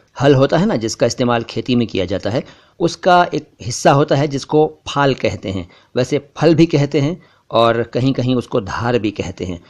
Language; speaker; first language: Hindi; native; Hindi